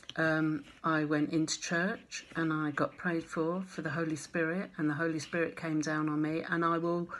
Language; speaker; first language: English; native; English